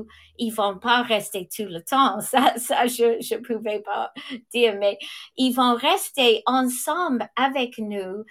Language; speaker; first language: French; non-native, fluent; English